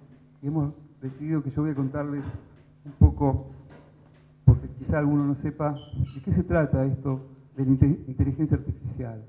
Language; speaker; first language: Spanish; native; Spanish